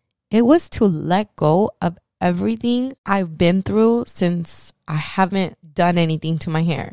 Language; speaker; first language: English; early bilingual, other home language; Spanish